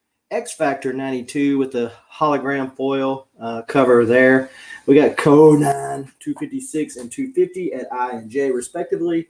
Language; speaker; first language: English; native; English